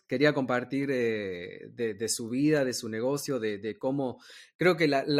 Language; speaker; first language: Spanish; native; Spanish